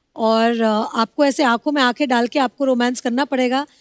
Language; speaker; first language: Hindi; non-native, local second language; Bangla